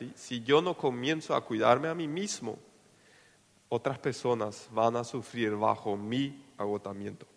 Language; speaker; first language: Spanish; non-native, local second language; Plautdietsch